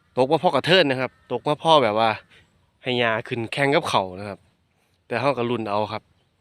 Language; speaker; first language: Thai; native; Thai